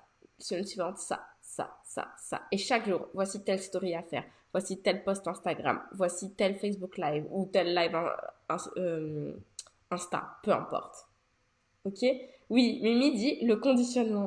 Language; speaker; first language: French; native; French